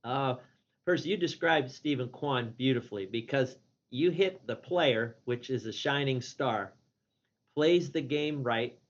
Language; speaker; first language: English; native; English